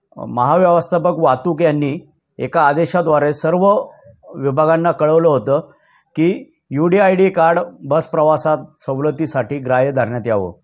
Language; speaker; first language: Marathi; native; Marathi